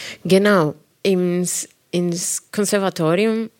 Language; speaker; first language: German; non-native, fluent; Spanish